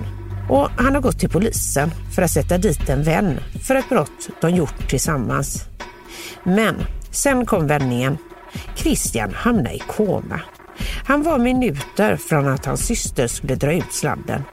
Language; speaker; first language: Swedish; native; Swedish